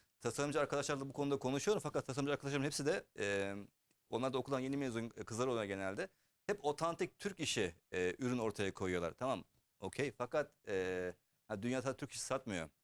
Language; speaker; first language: Turkish; early bilingual, heritage; Turkish